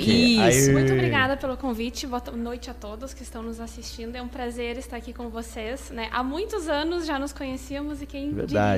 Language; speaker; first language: Portuguese; native; Portuguese